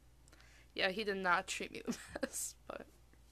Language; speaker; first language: English; native; English